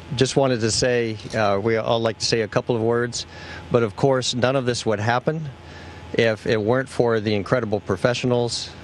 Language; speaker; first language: English; native; English